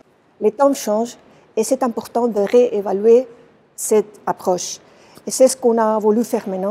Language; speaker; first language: French; non-native, fluent; Dutch